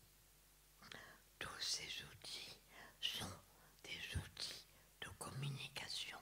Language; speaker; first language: French; native; French